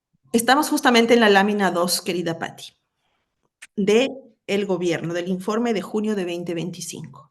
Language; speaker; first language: Spanish; native; Spanish